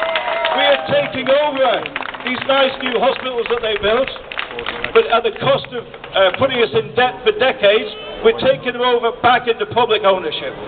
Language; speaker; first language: English; native; English